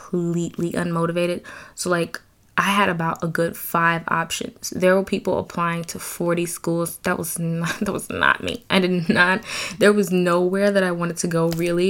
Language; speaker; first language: English; native; English